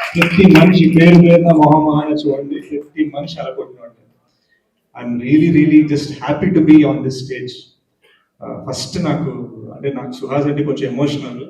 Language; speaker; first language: Telugu; early bilingual, heritage; Telugu